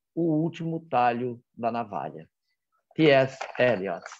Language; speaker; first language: Portuguese; native; Portuguese